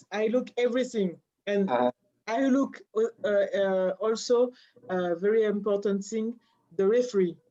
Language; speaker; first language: English; non-native, learner; French